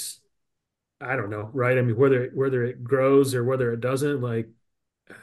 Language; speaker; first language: English; native; English